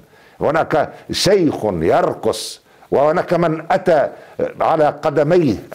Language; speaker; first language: Arabic; native; Arabic